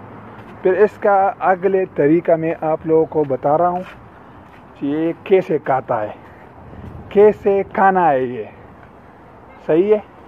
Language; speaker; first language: Hindi; non-native, local second language; Pashto